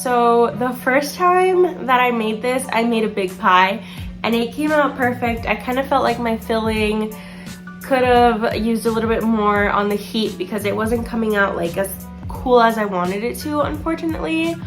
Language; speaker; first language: English; native; English